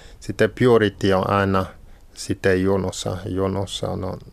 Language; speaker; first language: Finnish; non-native, learner; French